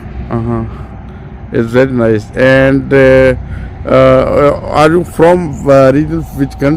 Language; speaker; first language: English; non-native, learner; Urdu